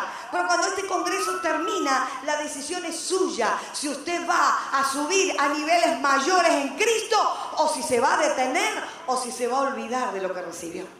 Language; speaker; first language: Spanish; native; Spanish